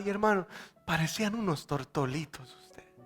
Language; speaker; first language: Spanish; native; Spanish